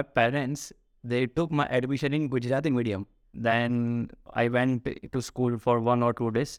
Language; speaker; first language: English; non-native, local second language; Gujarati